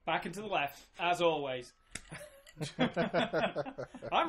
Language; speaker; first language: English; native; English